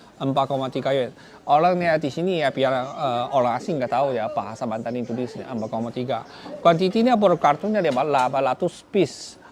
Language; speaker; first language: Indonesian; non-native, learner; Chinese